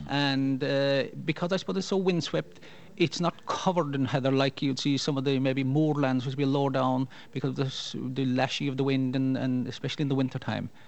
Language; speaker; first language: English; non-native, local second language; Irish